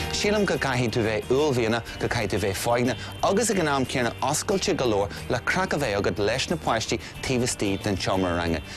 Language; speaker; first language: Irish; non-native, local second language; English